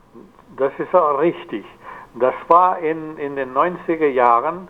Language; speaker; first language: German; non-native, fluent; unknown